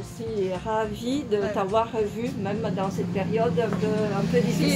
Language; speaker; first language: French; non-native, fluent; Italian